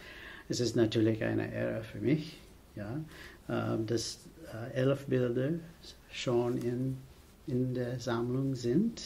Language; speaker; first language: German; non-native, fluent; English